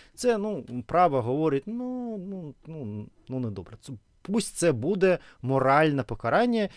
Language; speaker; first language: Ukrainian; non-native, local second language; Russian